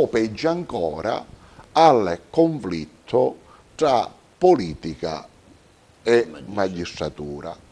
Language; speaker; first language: Italian; native; Italian